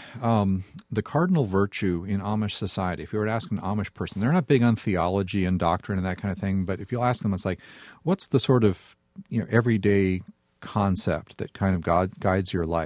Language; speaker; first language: English; native; English